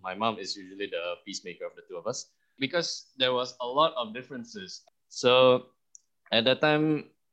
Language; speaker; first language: English; early bilingual, other home language; Indonesian